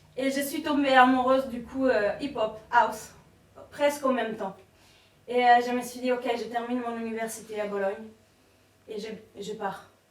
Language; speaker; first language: French; non-native, fluent; Italian